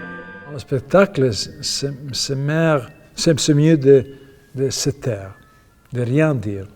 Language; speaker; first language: French; non-native, fluent; Italian